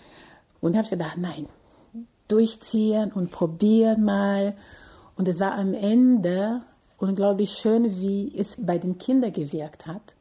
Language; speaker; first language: German; non-native, fluent; Portuguese